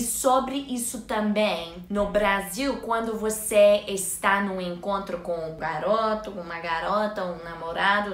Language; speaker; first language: Portuguese; non-native, learner; English